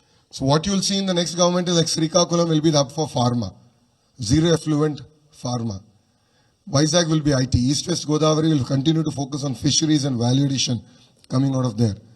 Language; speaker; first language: English; non-native, local second language; Telugu